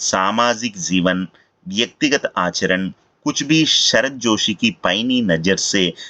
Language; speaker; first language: Hindi; non-native, local second language; Telugu